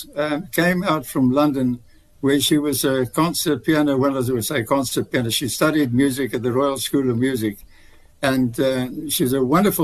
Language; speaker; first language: English; native; English